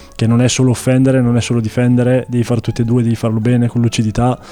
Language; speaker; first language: Italian; native; Italian